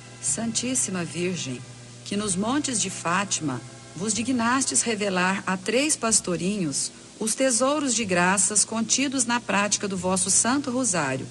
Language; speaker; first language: Portuguese; native; Portuguese